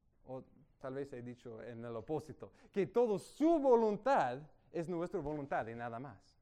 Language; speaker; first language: Spanish; non-native, fluent; English